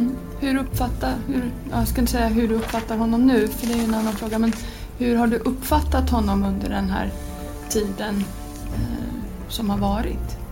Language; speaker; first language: Swedish; native; Swedish